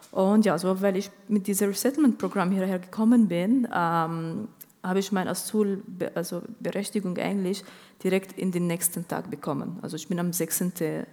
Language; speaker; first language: German; non-native, fluent; Arabic